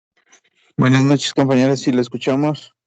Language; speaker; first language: Spanish; native; Spanish